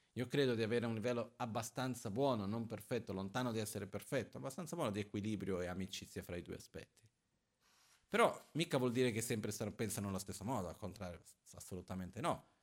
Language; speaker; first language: Italian; non-native, fluent; Portuguese